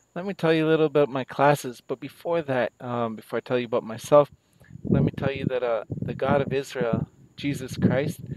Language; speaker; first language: English; native; English